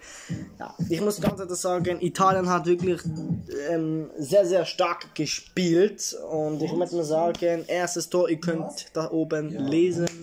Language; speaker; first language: German; early bilingual, other home language; Italian